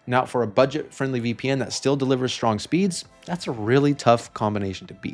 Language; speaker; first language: English; native; English